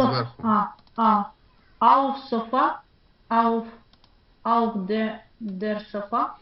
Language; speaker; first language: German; non-native, learner; Ukrainian